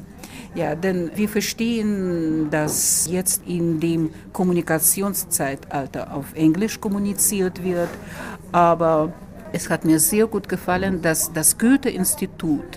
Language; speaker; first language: German; non-native, fluent; Russian